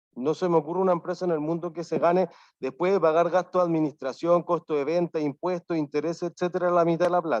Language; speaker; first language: Spanish; native; Spanish